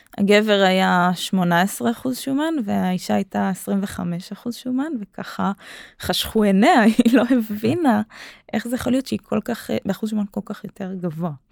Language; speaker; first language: Hebrew; native; Hebrew